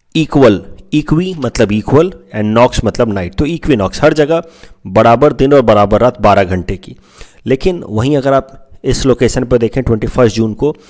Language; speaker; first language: Hindi; non-native, local second language; Assamese